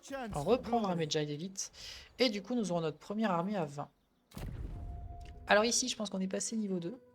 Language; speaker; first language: French; native; French